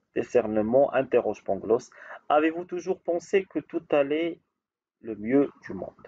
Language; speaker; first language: French; non-native, local second language; Arabic